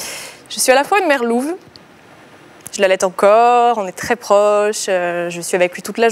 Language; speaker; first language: French; native; French